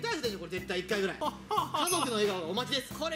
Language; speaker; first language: Japanese; native; Japanese